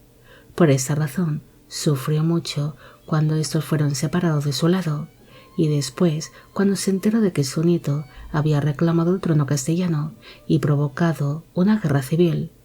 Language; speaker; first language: Spanish; native; Spanish